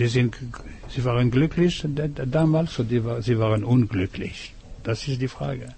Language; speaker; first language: German; non-native, learner; French